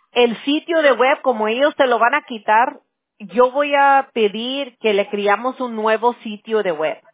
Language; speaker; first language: Spanish; early bilingual, other home language; English